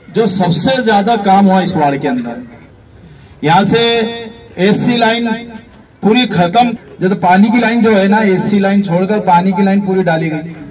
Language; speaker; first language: Hindi; native; Hindi